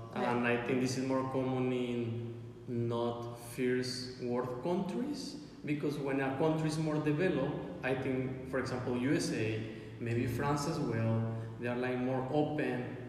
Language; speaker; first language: English; non-native, fluent; Spanish